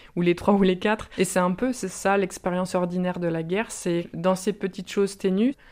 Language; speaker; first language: French; native; French